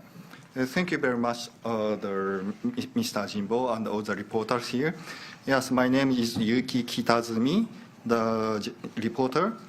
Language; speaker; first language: English; non-native, learner; Japanese